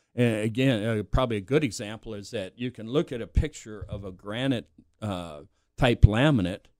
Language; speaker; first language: English; native; English